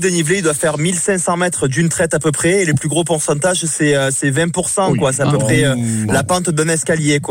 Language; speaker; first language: French; native; French